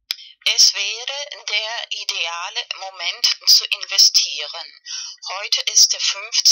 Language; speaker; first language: German; non-native, fluent; Spanish